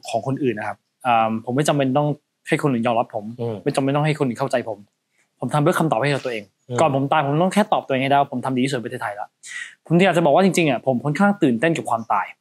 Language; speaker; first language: Thai; early bilingual, heritage; Cantonese